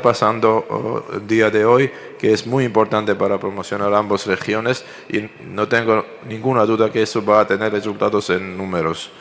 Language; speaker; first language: Spanish; non-native, fluent; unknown